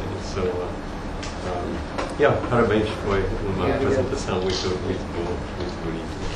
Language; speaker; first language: Portuguese; non-native, learner; English